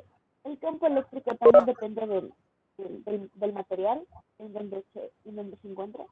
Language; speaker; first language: Spanish; native; Spanish